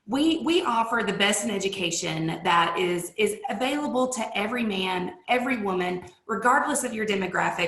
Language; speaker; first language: English; native; English